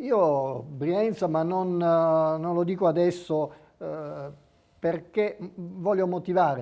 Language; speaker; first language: Italian; native; Italian